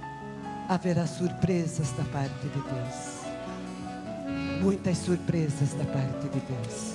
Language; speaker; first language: Portuguese; native; Portuguese